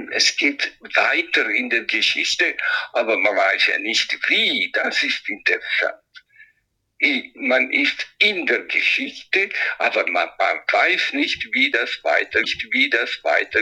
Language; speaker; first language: German; non-native, fluent; Italian